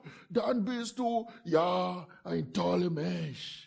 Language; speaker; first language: German; non-native, fluent; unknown